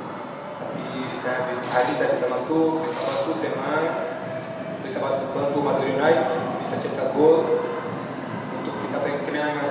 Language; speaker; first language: Indonesian; non-native, fluent; Portuguese